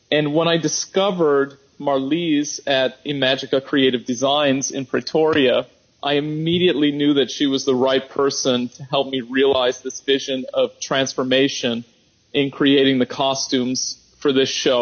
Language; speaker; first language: English; native; English